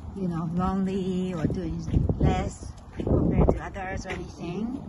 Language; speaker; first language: English; non-native, fluent; Japanese